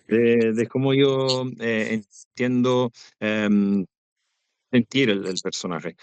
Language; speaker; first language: Spanish; non-native, learner; Italian